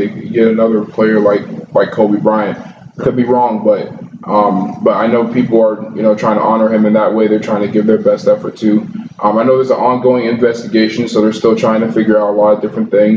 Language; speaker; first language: English; native; English